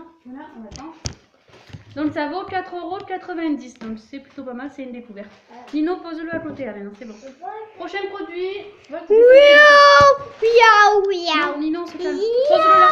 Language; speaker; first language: French; native; French